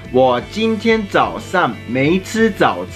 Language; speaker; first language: Chinese; non-native, fluent; Japanese